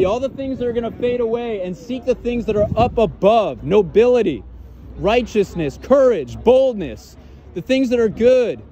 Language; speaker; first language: English; native; English